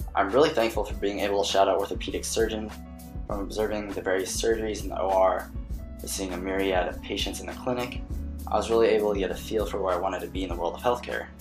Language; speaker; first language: English; native; English